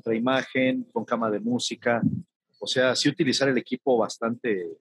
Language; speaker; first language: Spanish; native; Spanish